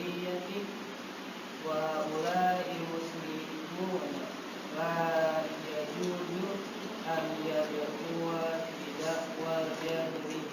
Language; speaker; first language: Arabic; non-native, learner; Indonesian